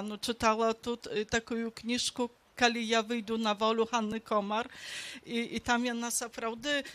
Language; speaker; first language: Polish; non-native, local second language; Belarusian